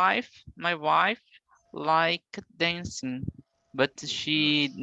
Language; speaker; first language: English; non-native, learner; Portuguese